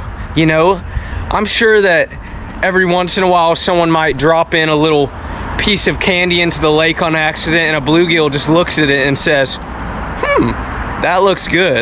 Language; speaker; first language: English; native; English